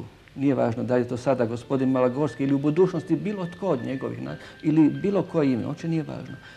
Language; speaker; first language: Croatian; native; Croatian